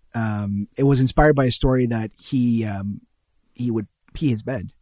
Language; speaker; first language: English; early bilingual, heritage; Spanish